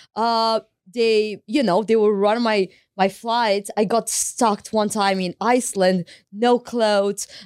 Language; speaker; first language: English; non-native, fluent; Romanian